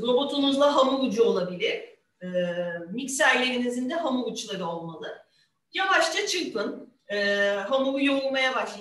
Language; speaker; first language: Turkish; native; Turkish